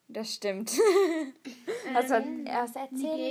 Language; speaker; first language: German; native; German